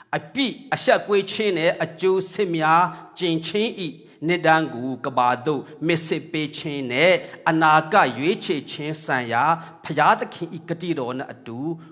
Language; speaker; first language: Burmese; non-native, local second language; Hakha Chin